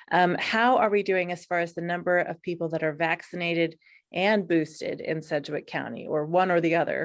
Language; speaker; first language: English; native; English